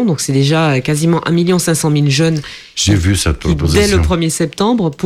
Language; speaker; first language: French; native; French